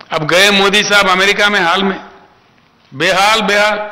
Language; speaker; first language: Hindi; non-native, local second language; Telugu